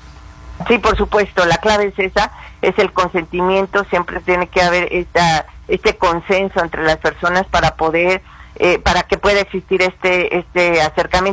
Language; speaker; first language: Spanish; native; Spanish